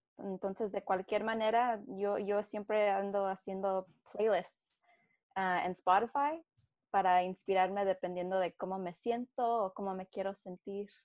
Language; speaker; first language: Spanish; early bilingual, heritage; Spanish